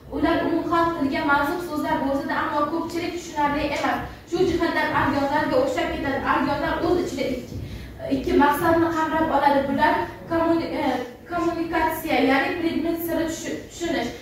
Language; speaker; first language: Uzbek; non-native, local second language; Kara-Kalpak